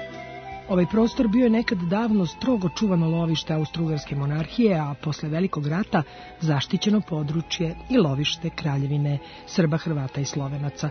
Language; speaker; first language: Serbian; native; Serbian